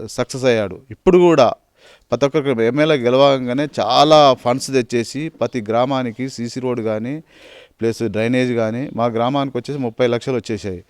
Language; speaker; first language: Telugu; native; Telugu